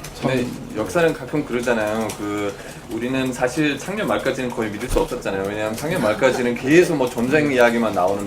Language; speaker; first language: Korean; non-native, fluent; German